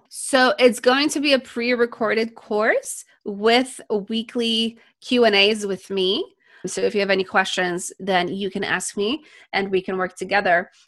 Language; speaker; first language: English; non-native, fluent; Polish